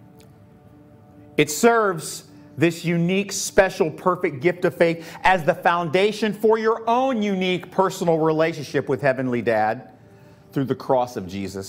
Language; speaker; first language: English; native; English